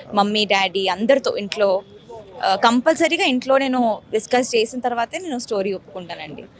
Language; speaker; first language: Telugu; native; Telugu